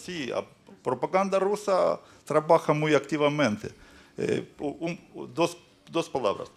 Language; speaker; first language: Spanish; non-native, learner; Ukrainian